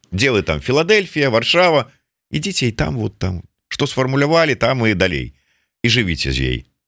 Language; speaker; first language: Belarusian; non-native, local second language; Russian